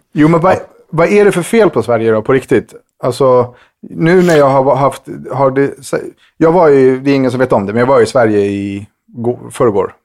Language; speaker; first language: Swedish; early bilingual, other home language; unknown